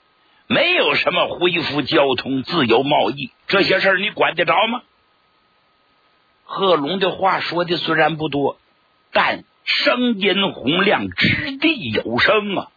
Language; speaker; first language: Chinese; native; Chinese